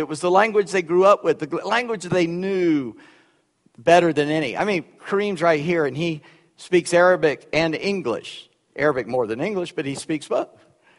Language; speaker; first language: English; early bilingual, other home language; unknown